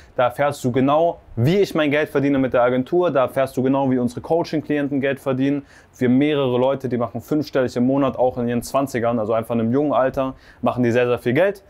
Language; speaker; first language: German; native; German